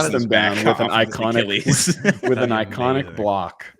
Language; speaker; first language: English; native; English